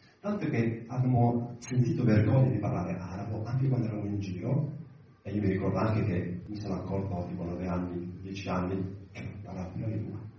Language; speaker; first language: Italian; early bilingual, other home language; Arabic